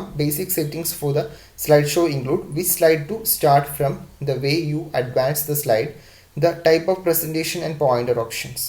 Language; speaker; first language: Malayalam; native; Malayalam